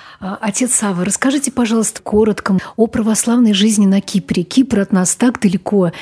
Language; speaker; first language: Russian; native; Russian